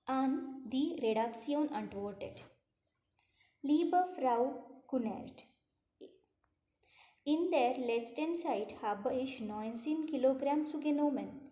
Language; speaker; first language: German; non-native, fluent; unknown